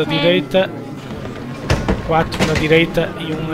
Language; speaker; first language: Portuguese; native; Portuguese